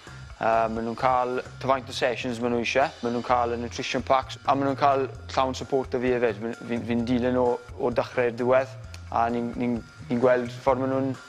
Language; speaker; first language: Welsh; native; Welsh